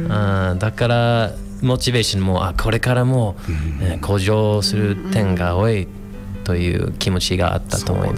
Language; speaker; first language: Japanese; non-native, fluent; English